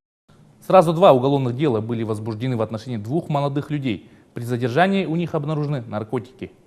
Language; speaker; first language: Russian; native; Russian